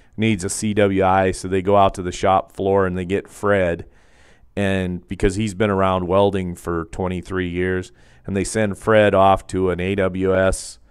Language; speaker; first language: English; native; English